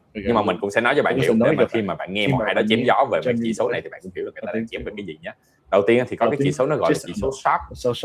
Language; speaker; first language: Vietnamese; native; Vietnamese